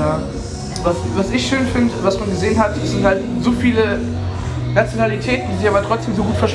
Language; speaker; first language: German; native; German